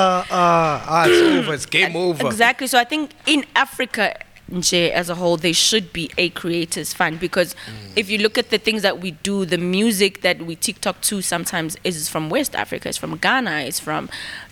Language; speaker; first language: English; non-native, local second language; Zulu